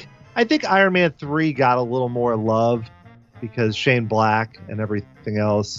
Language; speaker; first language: English; native; English